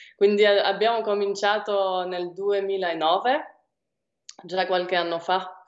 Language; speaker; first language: Italian; native; Italian